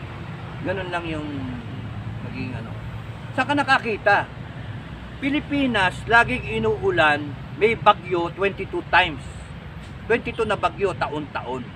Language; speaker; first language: Filipino; native; Filipino